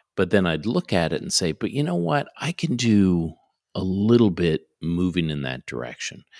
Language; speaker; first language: English; native; English